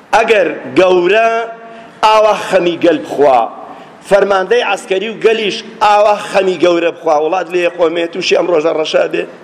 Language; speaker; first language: Central Kurdish; native; Central Kurdish